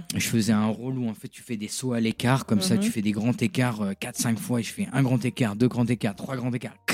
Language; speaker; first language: French; native; French